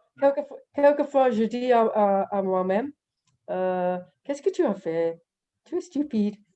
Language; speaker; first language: French; non-native, learner; English